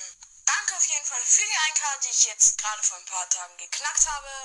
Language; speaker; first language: German; native; German